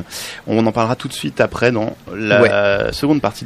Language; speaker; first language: French; native; French